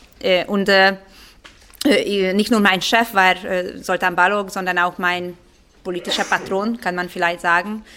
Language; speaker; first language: German; non-native, fluent; Hungarian